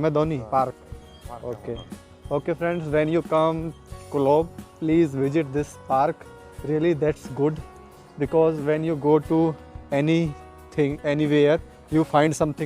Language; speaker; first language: English; non-native, local second language; Hindi